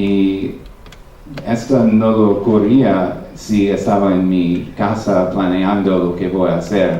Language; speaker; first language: Spanish; non-native, fluent; English